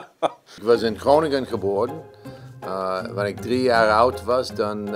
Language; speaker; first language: Dutch; early bilingual, heritage; Dutch